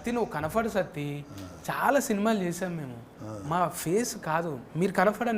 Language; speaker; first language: Telugu; native; Telugu